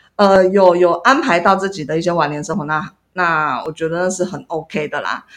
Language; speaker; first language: Chinese; native; Chinese